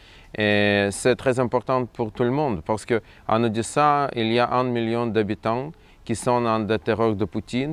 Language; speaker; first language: French; non-native, fluent; Russian